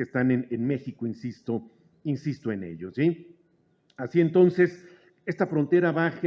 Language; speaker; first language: Spanish; native; Spanish